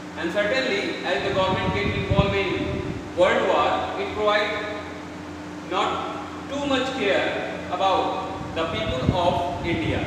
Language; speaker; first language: English; non-native, local second language; Hindi